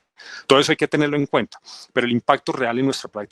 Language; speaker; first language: Spanish; native; Spanish